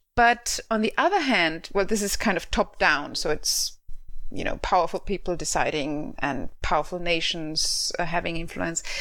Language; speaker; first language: English; non-native, fluent; German